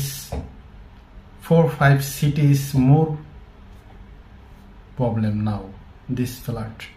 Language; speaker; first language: English; non-native, learner; Bangla